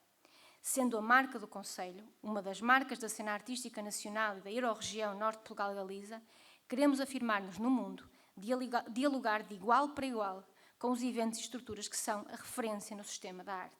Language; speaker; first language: Portuguese; native; Portuguese